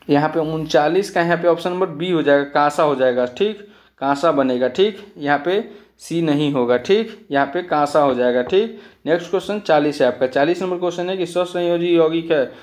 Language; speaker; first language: Hindi; native; Hindi